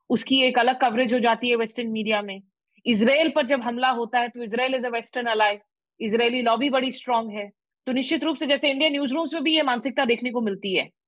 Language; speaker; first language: Hindi; native; Hindi